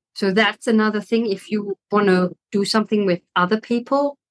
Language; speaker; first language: English; non-native, fluent; German